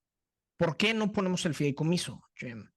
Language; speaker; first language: Spanish; native; Spanish